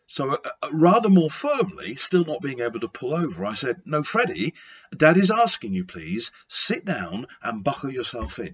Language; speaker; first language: English; native; English